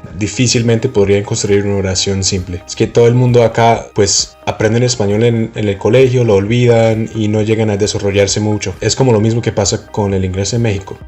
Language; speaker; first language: Spanish; non-native, fluent; English